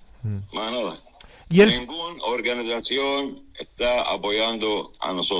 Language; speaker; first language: Spanish; non-native, fluent; Arabic